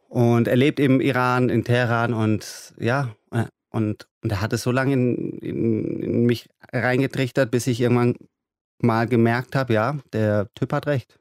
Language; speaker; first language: German; native; German